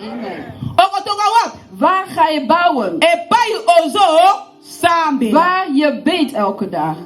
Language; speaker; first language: Dutch; non-native, learner; Lingala